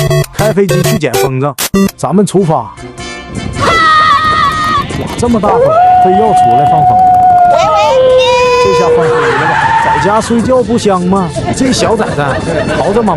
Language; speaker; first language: Chinese; native; Chinese